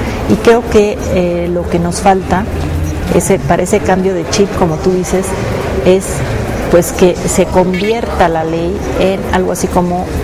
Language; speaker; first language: Spanish; native; Spanish